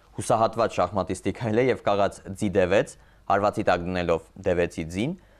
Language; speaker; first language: Armenian; native; Armenian